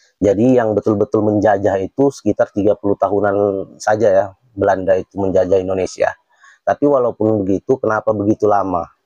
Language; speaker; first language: Indonesian; native; Indonesian